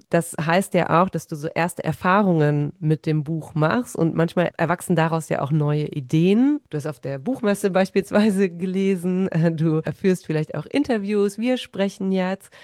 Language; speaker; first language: German; native; German